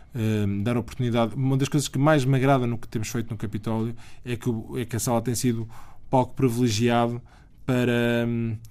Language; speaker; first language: Portuguese; native; Portuguese